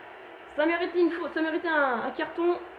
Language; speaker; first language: French; native; French